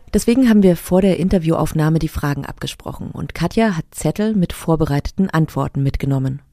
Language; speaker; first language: German; native; German